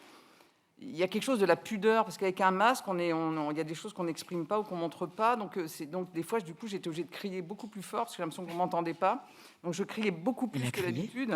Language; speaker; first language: French; native; French